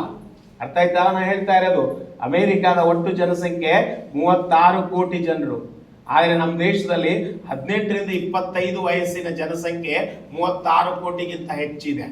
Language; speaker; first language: Kannada; native; Kannada